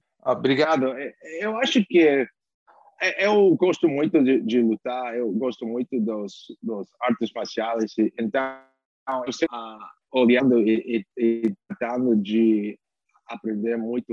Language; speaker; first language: Portuguese; non-native, learner; English